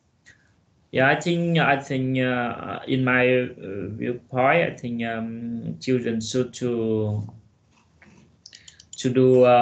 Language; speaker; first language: English; non-native, learner; Vietnamese